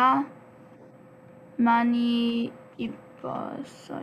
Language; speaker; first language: Korean; non-native, learner; English